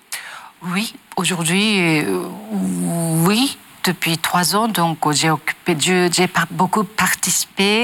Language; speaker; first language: French; non-native, learner; Japanese